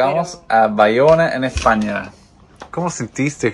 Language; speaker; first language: Spanish; non-native, fluent; English